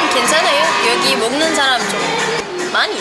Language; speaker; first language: Korean; non-native, local second language; Arabic